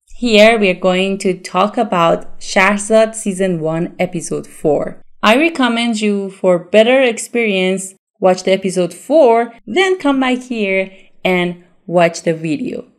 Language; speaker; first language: English; non-native, fluent; Persian